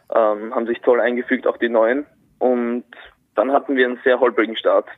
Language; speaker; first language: German; native; German